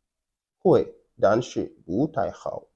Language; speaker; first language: Chinese; non-native, fluent; Wolof